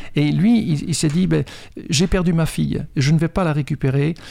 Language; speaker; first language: French; non-native, fluent; Dutch